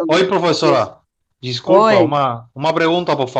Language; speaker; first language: Portuguese; non-native, learner; Spanish